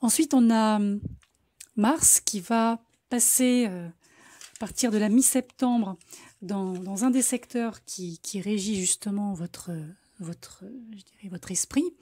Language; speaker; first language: French; native; French